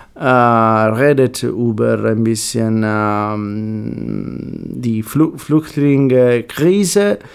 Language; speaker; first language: German; non-native, fluent; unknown